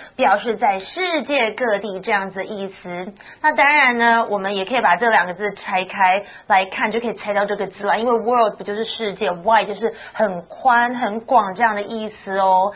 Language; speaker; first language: Chinese; native; Chinese